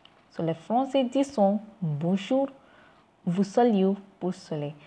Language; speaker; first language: French; non-native, learner; Tamil